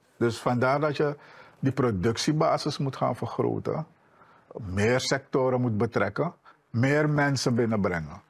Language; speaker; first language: Dutch; native; Dutch